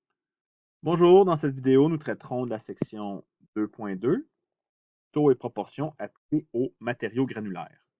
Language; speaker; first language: French; native; French